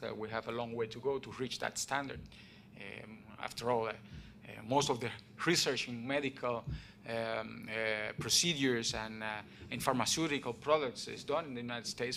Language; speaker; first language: English; non-native, fluent; Spanish